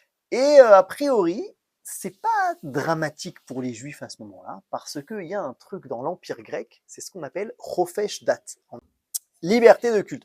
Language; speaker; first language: French; native; French